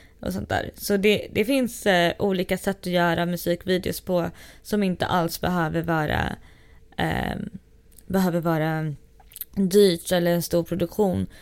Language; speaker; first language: Swedish; native; Swedish